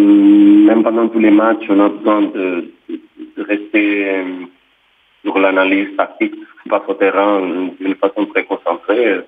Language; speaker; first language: French; non-native, fluent; Portuguese